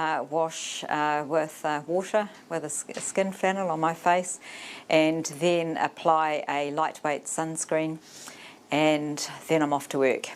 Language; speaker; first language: English; native; English